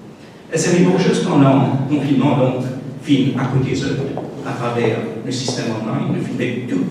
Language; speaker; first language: French; non-native, local second language; Morisyen